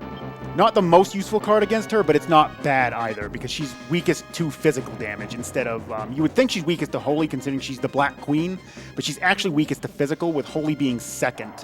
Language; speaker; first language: English; native; English